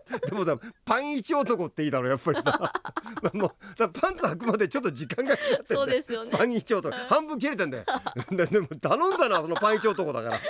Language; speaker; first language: Japanese; native; Japanese